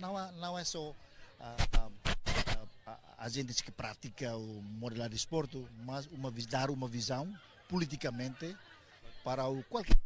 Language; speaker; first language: Portuguese; non-native, local second language; Tetum